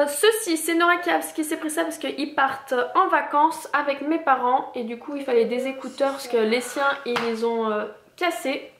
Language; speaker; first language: French; native; French